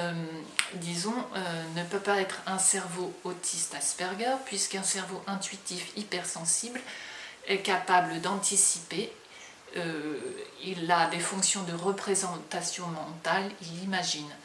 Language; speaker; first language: French; native; French